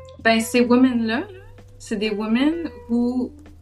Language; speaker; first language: French; native; French